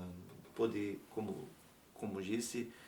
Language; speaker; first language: Portuguese; non-native, learner; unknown